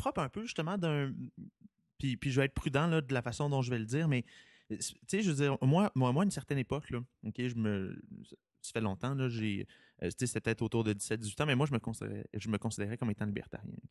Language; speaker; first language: French; native; French